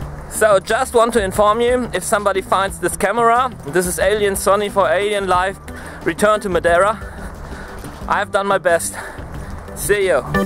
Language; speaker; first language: English; non-native, fluent; German